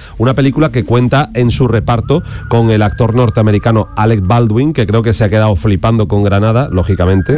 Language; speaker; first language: Spanish; native; Spanish